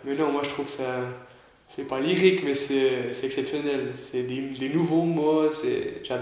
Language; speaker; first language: French; native; French